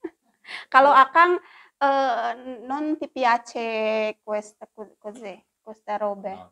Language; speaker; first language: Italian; non-native, learner; Indonesian